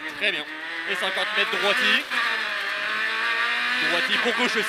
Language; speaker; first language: French; native; French